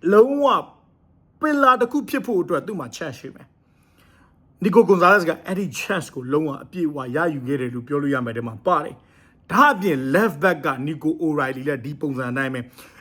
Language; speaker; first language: Burmese; native; Burmese